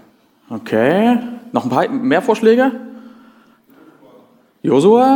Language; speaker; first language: German; native; German